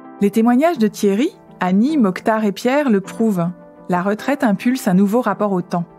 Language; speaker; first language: French; native; French